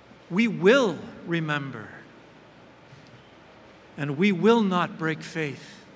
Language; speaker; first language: English; native; English